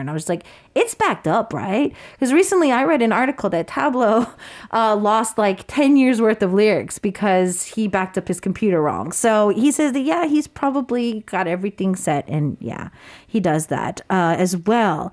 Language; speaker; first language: English; early bilingual, other home language; Korean